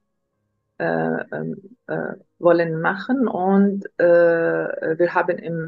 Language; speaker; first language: German; non-native, learner; Arabic